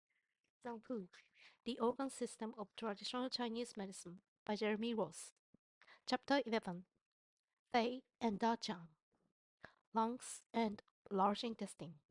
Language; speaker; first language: English; non-native, fluent; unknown